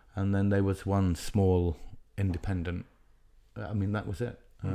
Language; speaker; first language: English; native; English